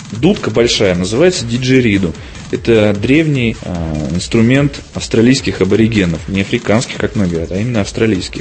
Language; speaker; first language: Russian; native; Russian